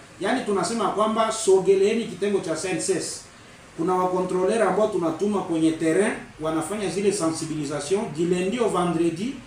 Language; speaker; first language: Swahili; native; Swahili